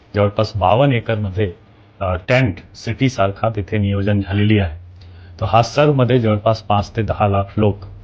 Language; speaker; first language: Marathi; non-native, local second language; Hindi